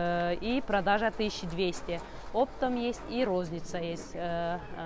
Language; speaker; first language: Russian; non-native, learner; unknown